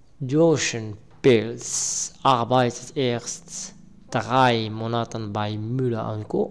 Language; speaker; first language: German; non-native, learner; Arabic